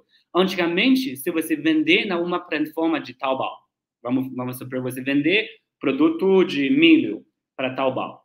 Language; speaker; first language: Portuguese; non-native, learner; Chinese